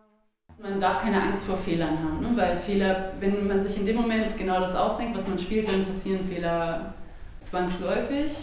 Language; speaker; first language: German; native; German